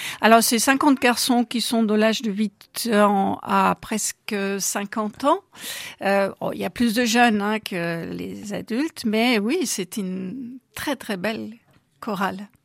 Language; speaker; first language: French; non-native, fluent; German